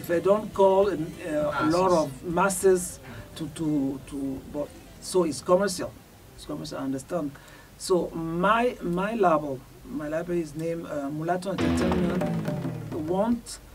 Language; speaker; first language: English; non-native, local second language; Duala